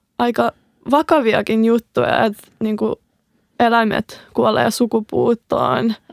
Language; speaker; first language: Finnish; early bilingual, other home language; Serbian